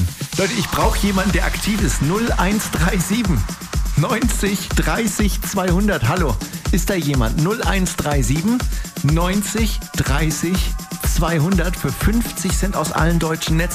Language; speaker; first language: German; native; German